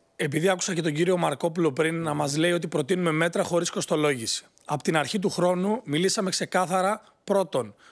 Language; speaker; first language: Greek; native; Greek